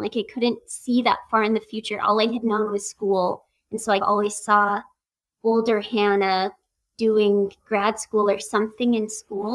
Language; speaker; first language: English; native; English